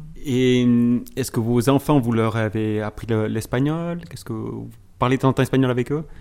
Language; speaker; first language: French; native; French